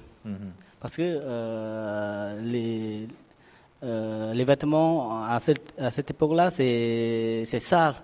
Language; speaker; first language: French; non-native, learner; Khmer